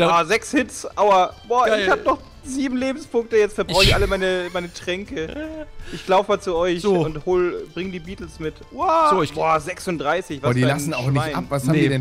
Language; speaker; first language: German; native; German